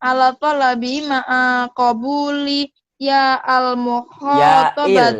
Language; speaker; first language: Arabic; non-native, learner; Indonesian